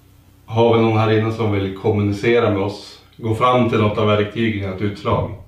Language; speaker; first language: Swedish; native; Swedish